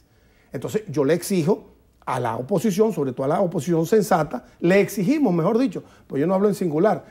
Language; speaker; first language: Spanish; native; Spanish